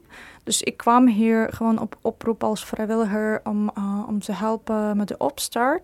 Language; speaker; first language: Dutch; non-native, fluent; Ukrainian